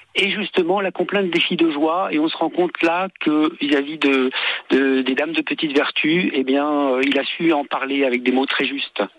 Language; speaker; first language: French; native; French